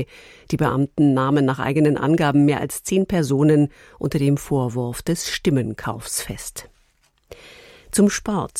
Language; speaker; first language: German; native; German